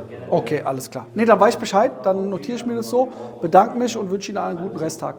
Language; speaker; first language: German; native; German